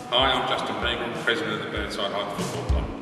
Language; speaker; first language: English; native; English